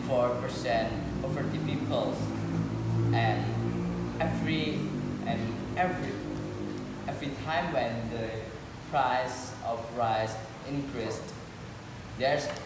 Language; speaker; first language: English; non-native, learner; Indonesian